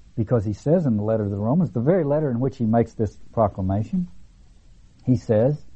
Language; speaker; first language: English; native; English